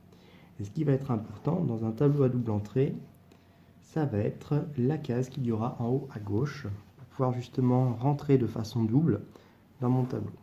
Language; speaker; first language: French; native; French